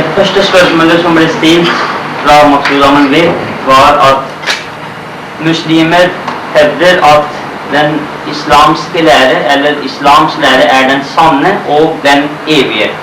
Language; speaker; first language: Norwegian; non-native, fluent; Urdu